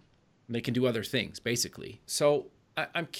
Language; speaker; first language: English; native; English